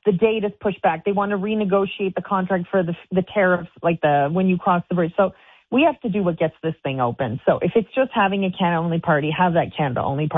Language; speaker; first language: English; native; English